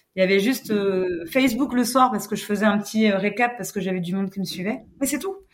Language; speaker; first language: French; non-native, fluent; English